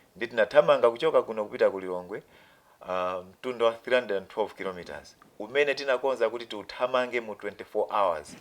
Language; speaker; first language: Nyanja; non-native, local second language; Tumbuka